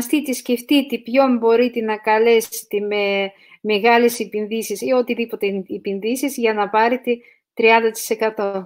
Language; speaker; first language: Greek; non-native, fluent; Russian